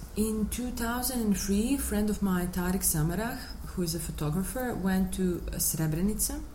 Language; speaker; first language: English; non-native, fluent; Bosnian